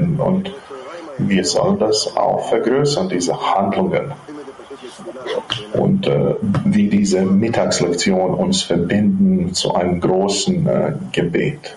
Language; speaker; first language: German; non-native, fluent; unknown